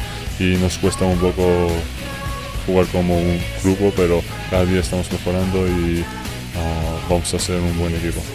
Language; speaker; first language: Spanish; non-native, fluent; Georgian